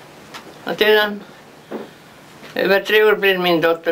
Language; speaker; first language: Swedish; early bilingual, heritage; Swedish